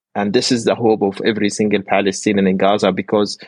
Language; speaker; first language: English; non-native, fluent; Arabic